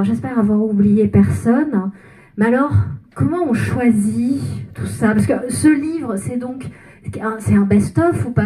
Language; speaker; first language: French; native; French